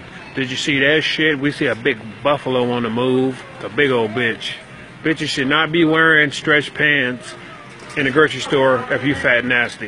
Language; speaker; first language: English; native; English